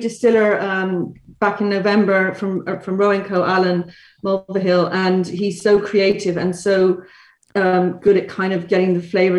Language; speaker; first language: English; native; English